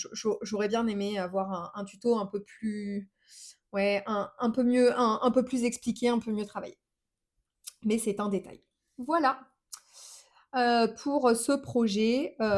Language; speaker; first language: French; native; French